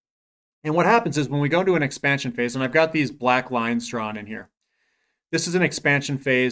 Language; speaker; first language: English; native; English